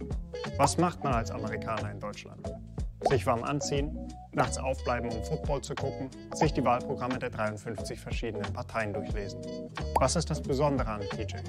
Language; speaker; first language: German; native; German